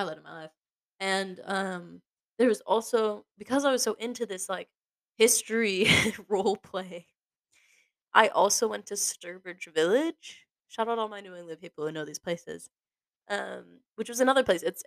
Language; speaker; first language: English; native; English